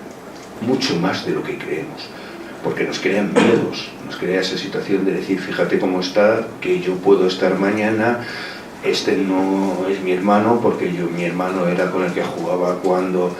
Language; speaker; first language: Spanish; native; Spanish